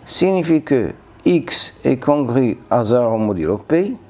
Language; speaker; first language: French; non-native, local second language; Arabic